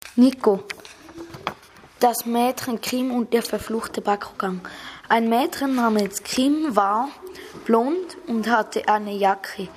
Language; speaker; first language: German; native; German